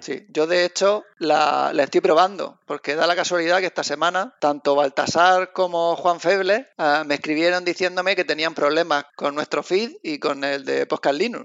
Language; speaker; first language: Spanish; native; Spanish